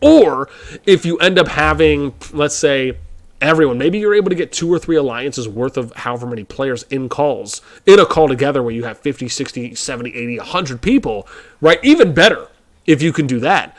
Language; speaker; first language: English; native; English